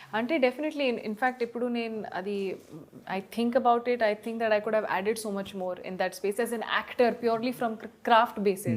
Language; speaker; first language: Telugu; non-native, fluent; Hindi